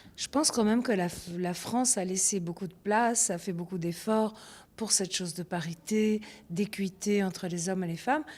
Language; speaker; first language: French; early bilingual, other home language; Italian